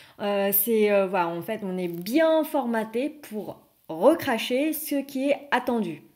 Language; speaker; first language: French; non-native, fluent; Vietnamese